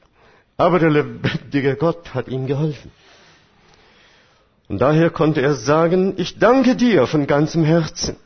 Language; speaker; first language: German; non-native, fluent; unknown